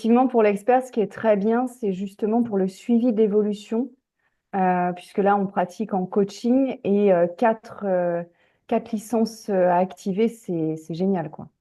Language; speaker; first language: French; native; French